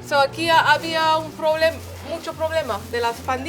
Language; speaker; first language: Spanish; non-native, fluent; English